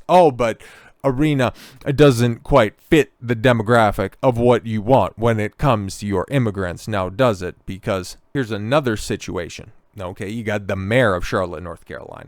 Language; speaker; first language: English; native; English